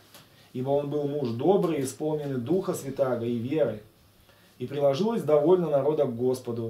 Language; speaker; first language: Russian; native; Russian